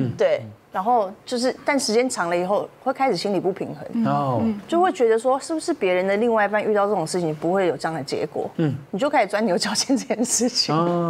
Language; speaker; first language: Chinese; native; Chinese